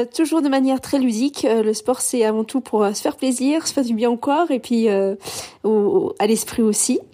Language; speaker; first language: French; early bilingual, other home language; English